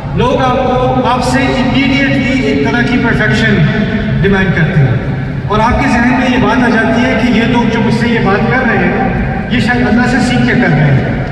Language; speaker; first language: Urdu; early bilingual, heritage; Urdu